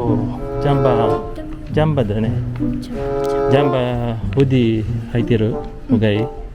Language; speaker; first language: Japanese; non-native, learner; Filipino